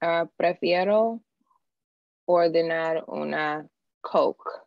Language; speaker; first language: Spanish; non-native, learner; English